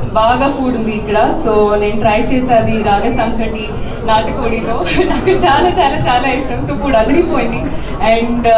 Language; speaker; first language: Telugu; non-native, learner; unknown